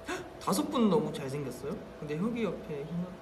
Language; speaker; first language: Korean; native; Korean